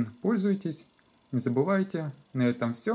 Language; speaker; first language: Russian; native; Russian